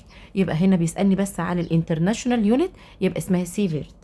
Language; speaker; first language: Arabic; native; Arabic